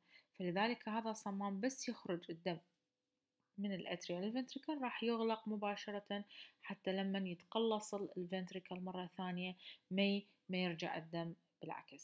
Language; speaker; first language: Arabic; native; Arabic